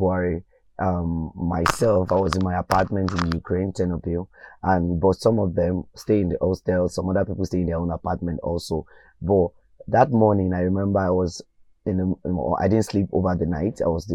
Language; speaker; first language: English; non-native, local second language; Yoruba